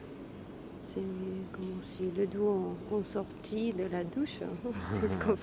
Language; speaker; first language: French; non-native, fluent; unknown